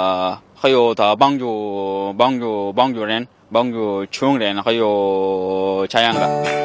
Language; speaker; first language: Chinese; non-native, learner; Arabic